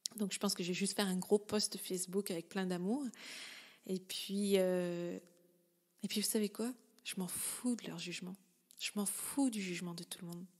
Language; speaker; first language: French; native; French